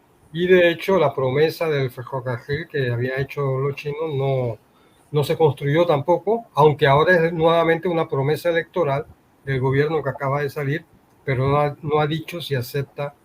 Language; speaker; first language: Spanish; native; Spanish